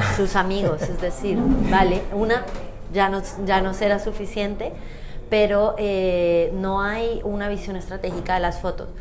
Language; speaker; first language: Spanish; native; Spanish